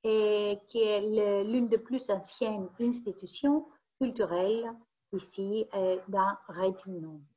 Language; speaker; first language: French; non-native, fluent; Greek